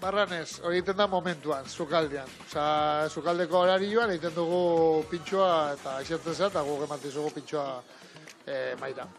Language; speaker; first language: Basque; non-native, local second language; Spanish